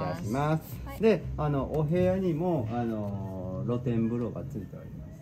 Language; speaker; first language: Japanese; native; Japanese